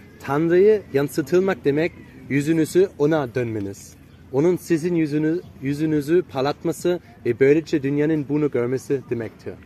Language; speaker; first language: Turkish; non-native, fluent; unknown